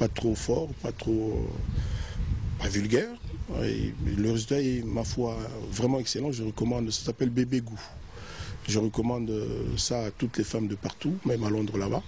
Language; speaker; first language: French; non-native, local second language; Lingala